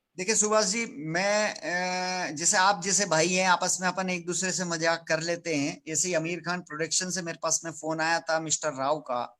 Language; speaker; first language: Hindi; native; Hindi